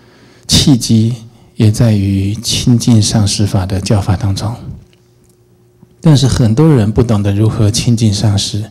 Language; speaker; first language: Chinese; native; Chinese